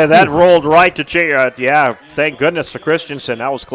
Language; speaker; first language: English; native; English